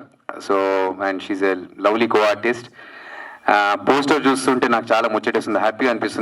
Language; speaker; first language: Telugu; native; Telugu